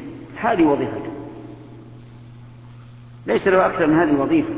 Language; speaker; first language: Arabic; native; Arabic